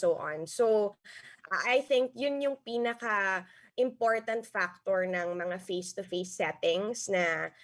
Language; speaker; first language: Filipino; native; Filipino